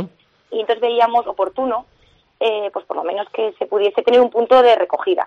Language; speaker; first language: Spanish; native; Spanish